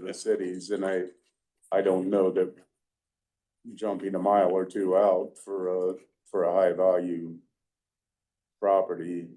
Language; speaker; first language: English; native; English